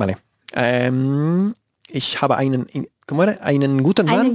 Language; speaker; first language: German; non-native, learner; Spanish